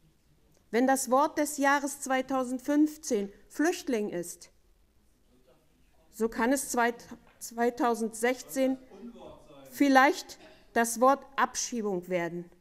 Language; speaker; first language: German; native; German